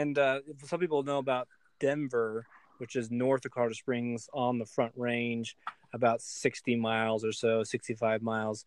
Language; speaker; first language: English; native; English